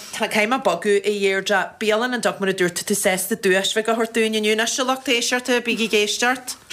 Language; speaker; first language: Irish; native; Irish